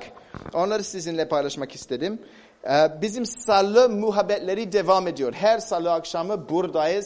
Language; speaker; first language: Turkish; non-native, fluent; English